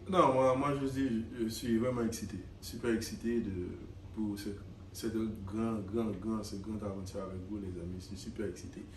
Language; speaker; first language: French; non-native, local second language; Haitian Creole